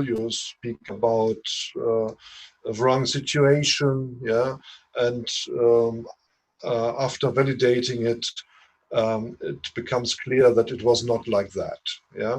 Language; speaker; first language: English; non-native, fluent; German